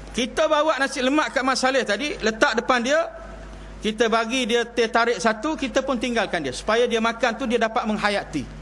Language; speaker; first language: Malay; native; Malay